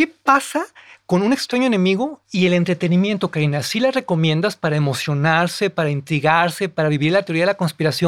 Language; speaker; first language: Spanish; native; Spanish